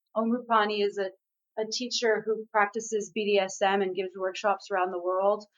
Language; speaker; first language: English; native; English